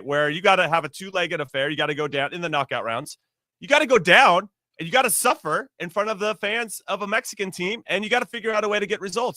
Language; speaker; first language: English; native; English